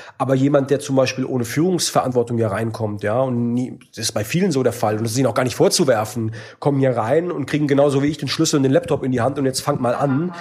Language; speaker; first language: German; native; German